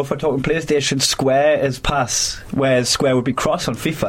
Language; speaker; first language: English; native; English